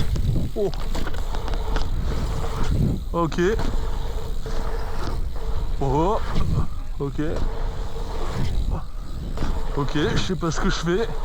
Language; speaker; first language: French; native; French